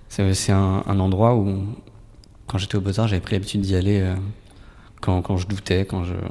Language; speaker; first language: French; native; French